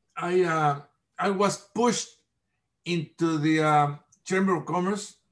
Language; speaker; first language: English; non-native, fluent; Spanish